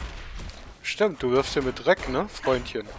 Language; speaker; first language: German; native; German